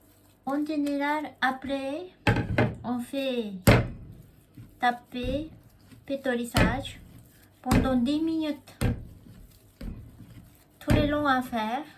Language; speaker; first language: French; non-native, learner; Japanese